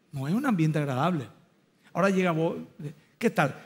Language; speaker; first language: Spanish; native; Spanish